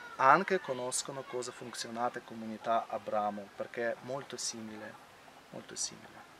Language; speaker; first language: Italian; non-native, learner; Ukrainian